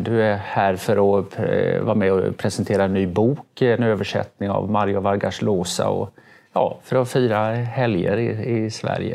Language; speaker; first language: Swedish; native; Swedish